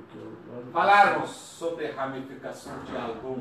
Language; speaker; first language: Portuguese; non-native, learner; Persian